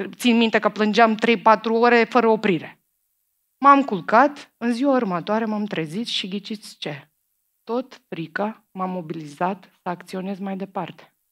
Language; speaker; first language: Romanian; non-native, fluent; Macedonian